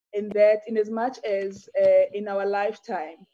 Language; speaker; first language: English; non-native, local second language; Zulu